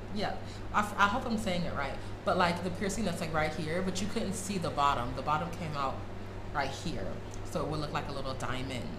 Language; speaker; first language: English; native; English